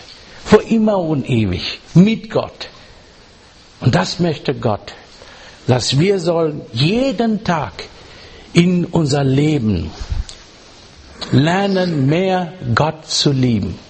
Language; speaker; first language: German; non-native, learner; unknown